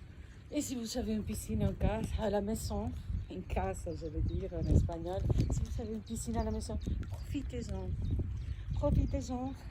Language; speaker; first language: French; non-native, fluent; Spanish